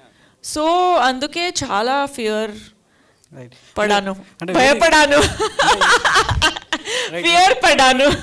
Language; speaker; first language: Telugu; non-native, fluent; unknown